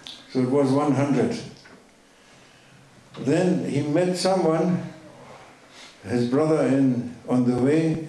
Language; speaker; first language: English; non-native, fluent; German